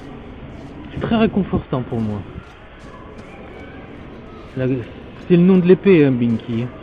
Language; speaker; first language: French; native; French